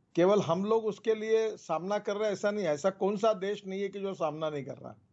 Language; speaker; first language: Hindi; non-native, local second language; Marathi